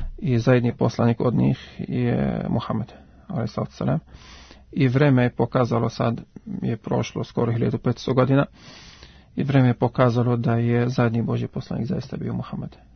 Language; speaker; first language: Serbian; non-native, fluent; Arabic